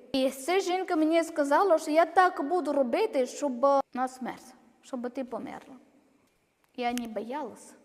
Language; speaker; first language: Ukrainian; non-native, learner; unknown